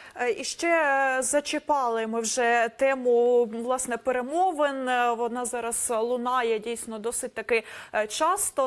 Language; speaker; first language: Ukrainian; native; Ukrainian